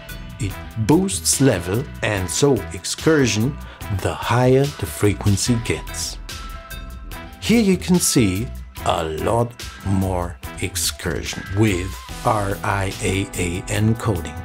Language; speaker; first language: English; non-native, fluent; German